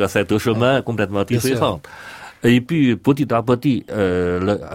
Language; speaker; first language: French; non-native, learner; Chinese